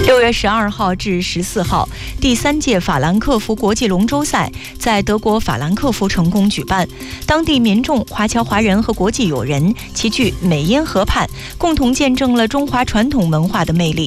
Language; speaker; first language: Chinese; native; Chinese